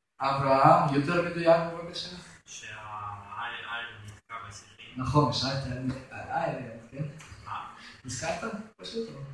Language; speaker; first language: Hebrew; non-native, fluent; Russian